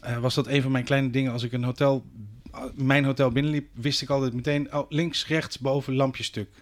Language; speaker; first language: Dutch; native; Dutch